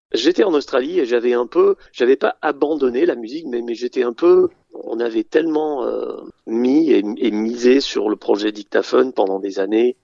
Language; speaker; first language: French; early bilingual, other home language; English